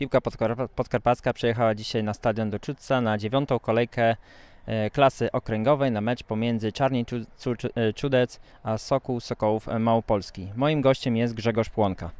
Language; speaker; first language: Polish; native; Polish